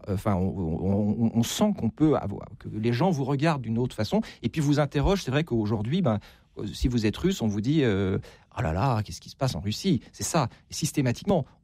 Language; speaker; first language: French; native; French